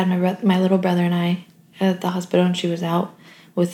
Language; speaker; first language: English; native; English